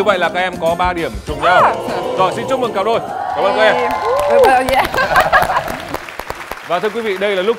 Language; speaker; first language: Vietnamese; native; Vietnamese